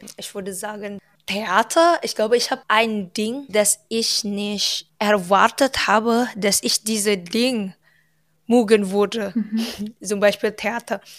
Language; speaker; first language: German; non-native, learner; Indonesian